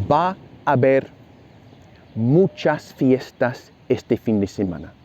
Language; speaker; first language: Spanish; non-native, fluent; English